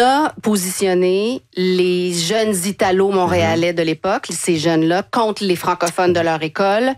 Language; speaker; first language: French; native; French